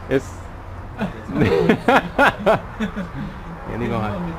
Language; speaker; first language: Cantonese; non-native, learner; English